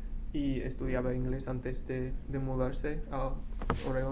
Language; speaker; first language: Spanish; non-native, fluent; English